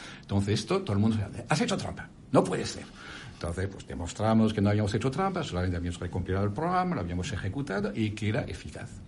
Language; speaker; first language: Spanish; non-native, fluent; French